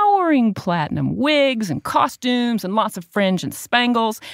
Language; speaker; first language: English; native; English